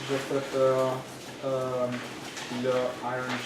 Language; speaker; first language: French; non-native, learner; English